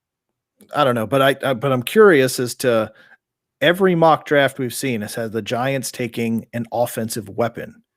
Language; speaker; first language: English; native; English